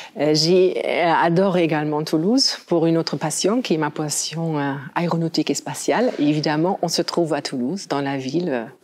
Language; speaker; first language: French; non-native, fluent; German